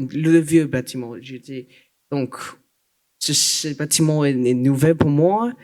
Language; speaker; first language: French; non-native, local second language; English